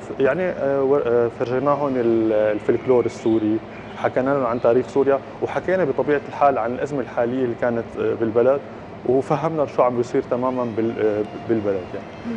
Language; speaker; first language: Arabic; native; Arabic